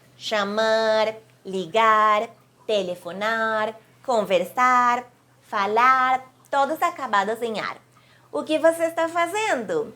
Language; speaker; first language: Portuguese; non-native, fluent; Spanish